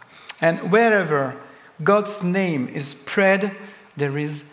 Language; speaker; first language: English; non-native, fluent; French